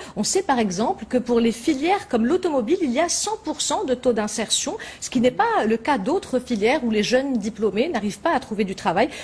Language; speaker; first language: French; non-native, local second language; Arabic